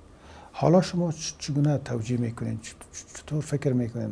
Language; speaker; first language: Persian; native; Persian